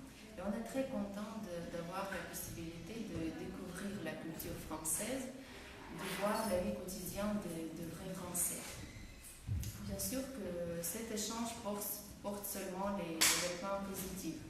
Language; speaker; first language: French; non-native, fluent; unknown